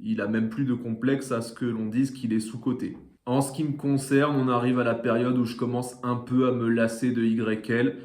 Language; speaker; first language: French; native; French